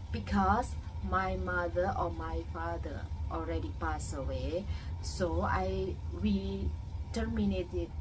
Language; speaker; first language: English; non-native, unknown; Indonesian